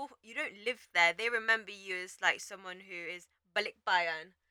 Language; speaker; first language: English; native; English